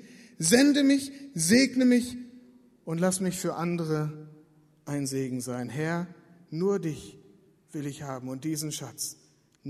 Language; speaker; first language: German; native; German